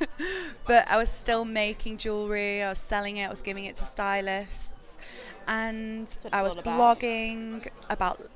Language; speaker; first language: English; native; English